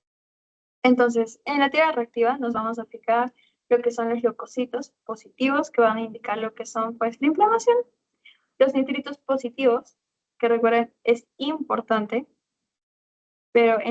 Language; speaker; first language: Spanish; native; Spanish